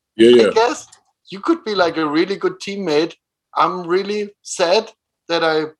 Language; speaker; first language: English; non-native, fluent; German